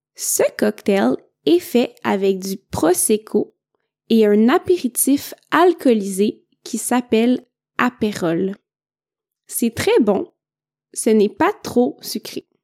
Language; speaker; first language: French; native; French